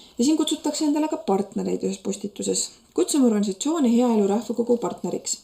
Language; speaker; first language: Estonian; native; Estonian